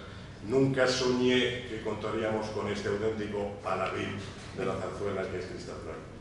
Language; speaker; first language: Spanish; native; Spanish